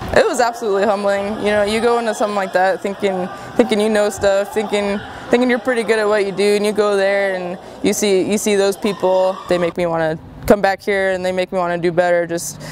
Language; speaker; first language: English; native; English